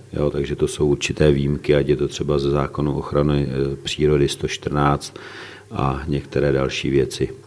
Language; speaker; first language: Czech; native; Czech